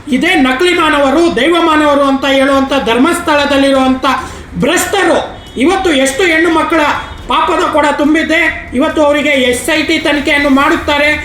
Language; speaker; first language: Kannada; non-native, local second language; Lambadi